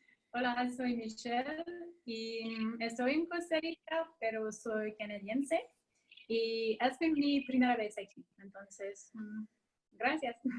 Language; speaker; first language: Spanish; non-native, fluent; English